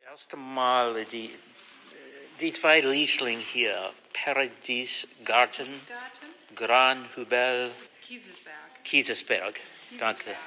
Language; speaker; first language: German; non-native, learner; English